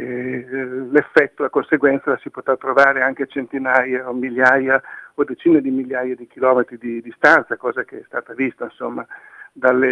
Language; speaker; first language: Italian; native; Italian